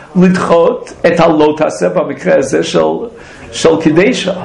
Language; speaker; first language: Hebrew; non-native, fluent; English